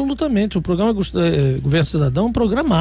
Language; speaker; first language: Portuguese; native; Portuguese